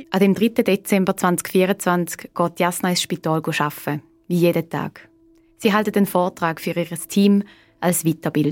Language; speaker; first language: German; native; German